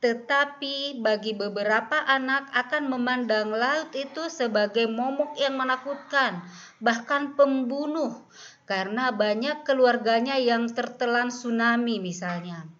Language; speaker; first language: Indonesian; native; Indonesian